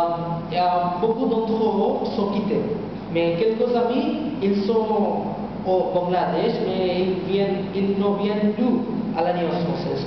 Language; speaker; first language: French; non-native, learner; Bangla